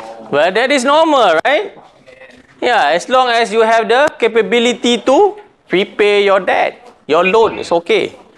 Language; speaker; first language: English; non-native, local second language; Malay